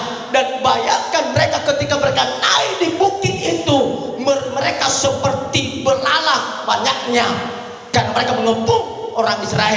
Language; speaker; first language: Indonesian; native; Indonesian